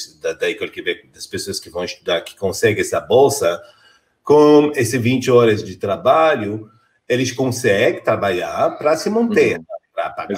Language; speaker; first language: Portuguese; non-native, fluent; French